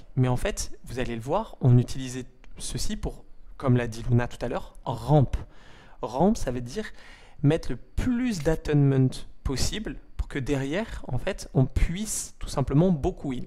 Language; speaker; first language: French; native; French